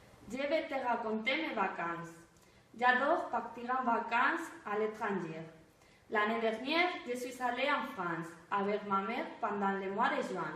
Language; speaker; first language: French; non-native, learner; Spanish